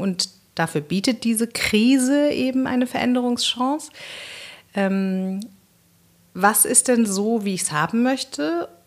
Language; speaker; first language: German; native; German